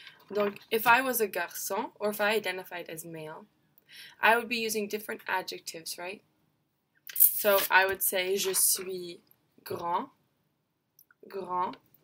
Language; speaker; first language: English; native; English